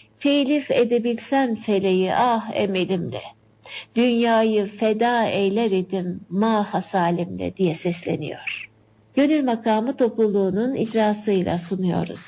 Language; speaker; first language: Turkish; native; Turkish